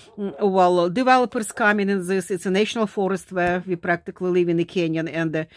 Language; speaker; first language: English; non-native, fluent; Slovak